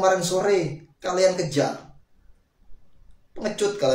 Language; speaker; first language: Indonesian; native; Indonesian